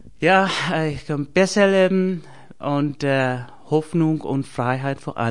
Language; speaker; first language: German; non-native, learner; Persian